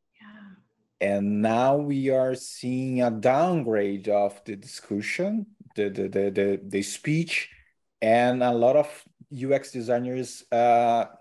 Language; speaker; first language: English; non-native, learner; Portuguese